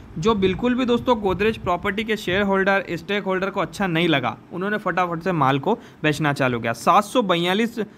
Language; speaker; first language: Hindi; native; Hindi